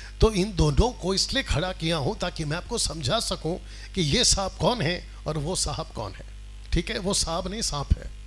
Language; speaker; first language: Hindi; non-native, local second language; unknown